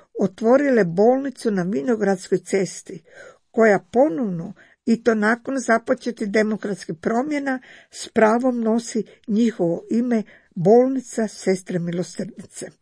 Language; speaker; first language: Croatian; native; Croatian